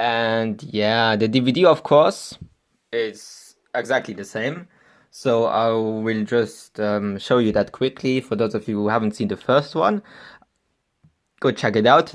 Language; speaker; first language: English; non-native, fluent; German